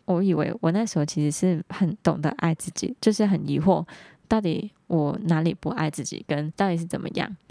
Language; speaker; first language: Chinese; non-native, local second language; Cantonese